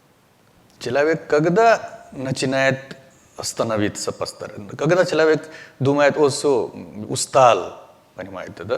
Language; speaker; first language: Russian; non-native, learner; Hindi